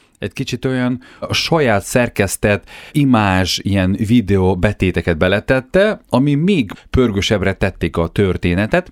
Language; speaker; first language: Hungarian; non-native, fluent; Ukrainian